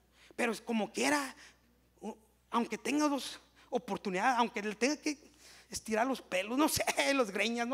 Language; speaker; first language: Spanish; early bilingual, heritage; Spanish